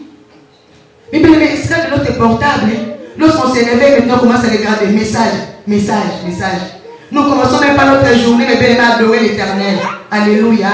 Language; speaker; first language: French; non-native, local second language; Lingala